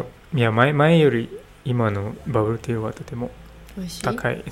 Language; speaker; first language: Japanese; non-native, learner; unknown